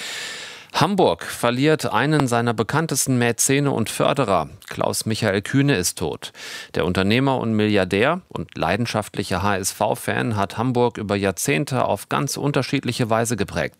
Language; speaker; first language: German; native; German